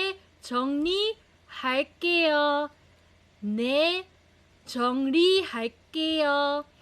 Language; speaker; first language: Korean; non-native, fluent; Filipino